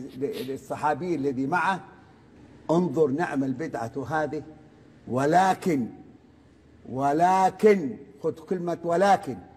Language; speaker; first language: Arabic; non-native, fluent; Wolof